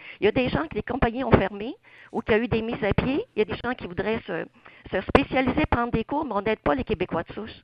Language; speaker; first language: French; native; French